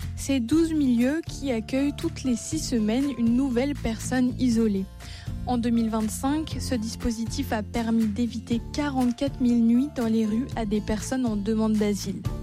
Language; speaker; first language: French; native; French